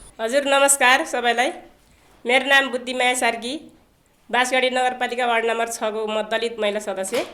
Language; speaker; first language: Nepali; native; Nepali